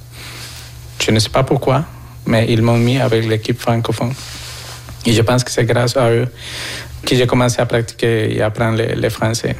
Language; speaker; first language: French; non-native, fluent; Spanish